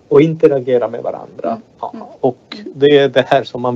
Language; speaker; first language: Swedish; non-native, fluent; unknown